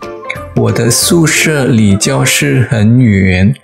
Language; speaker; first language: Chinese; non-native, fluent; Indonesian